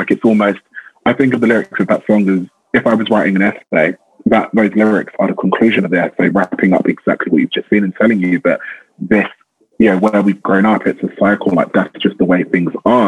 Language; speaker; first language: English; native; English